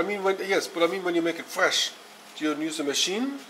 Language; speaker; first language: English; non-native, fluent; German